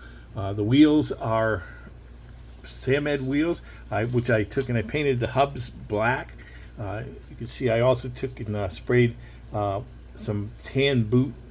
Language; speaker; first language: English; native; English